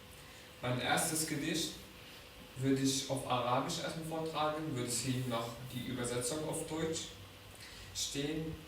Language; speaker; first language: German; non-native, fluent; Arabic